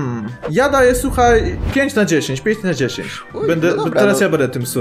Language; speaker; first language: Polish; native; Polish